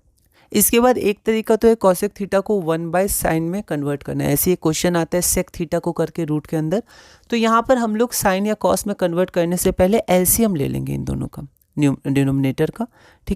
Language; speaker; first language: Hindi; native; Hindi